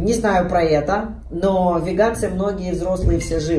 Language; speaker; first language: Russian; native; Russian